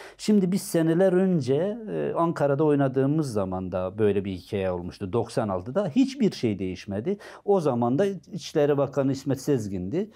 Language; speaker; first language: Turkish; non-native, local second language; Zaza